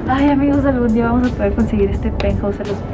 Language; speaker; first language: Spanish; native; Spanish